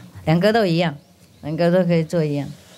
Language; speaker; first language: Chinese; non-native, fluent; Vietnamese